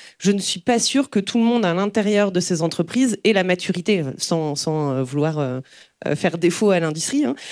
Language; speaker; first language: French; native; French